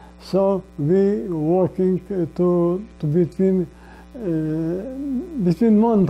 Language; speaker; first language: English; non-native, learner; Polish